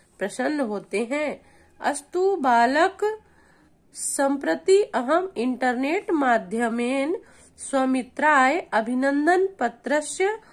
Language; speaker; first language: Hindi; native; Hindi